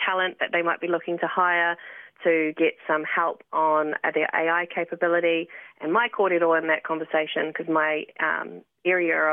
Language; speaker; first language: English; native; English